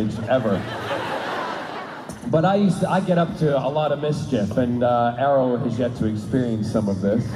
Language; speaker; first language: English; native; English